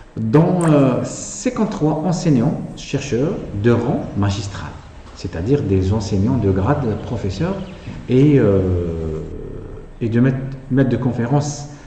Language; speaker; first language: French; non-native, local second language; Arabic